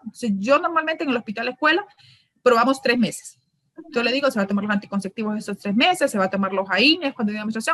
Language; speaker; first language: Spanish; native; Spanish